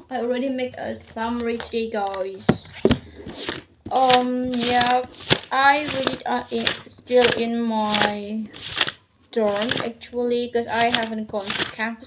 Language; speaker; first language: English; non-native, learner; Indonesian